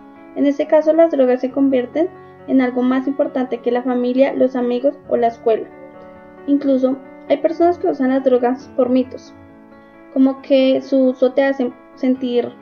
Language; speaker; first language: Spanish; native; Spanish